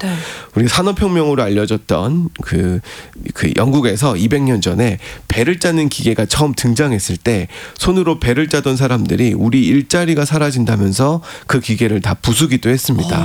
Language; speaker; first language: Korean; native; Korean